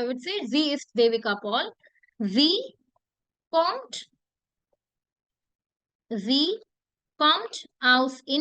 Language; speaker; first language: German; non-native, fluent; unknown